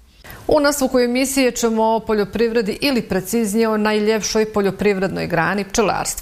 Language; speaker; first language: Serbian; native; Serbian